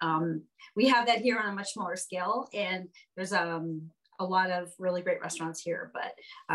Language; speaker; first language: English; native; English